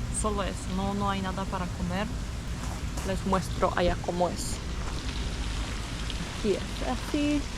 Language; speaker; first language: Spanish; non-native, fluent; Portuguese